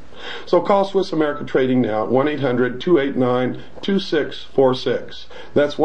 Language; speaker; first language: English; native; English